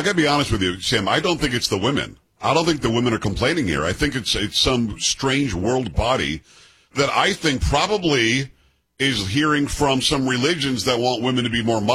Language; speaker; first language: English; native; English